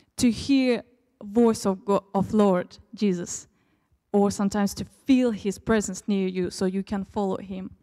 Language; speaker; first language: English; early bilingual, other home language; Russian